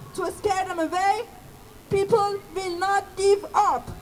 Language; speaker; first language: English; non-native, fluent; Persian